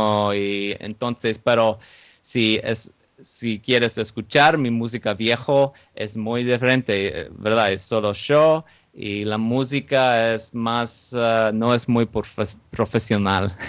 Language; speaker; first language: Spanish; non-native, learner; English